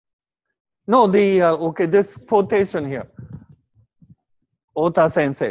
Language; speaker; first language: Japanese; native; Japanese